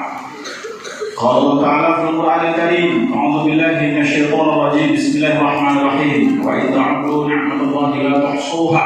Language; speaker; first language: Indonesian; non-native, local second language; Minangkabau